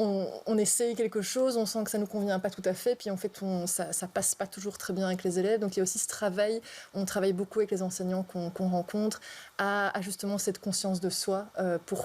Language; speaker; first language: French; native; French